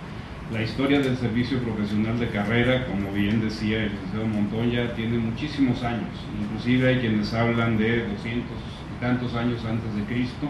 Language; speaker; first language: Spanish; native; Spanish